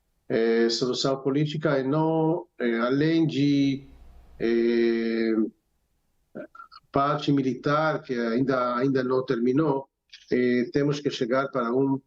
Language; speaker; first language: Portuguese; non-native, fluent; Hebrew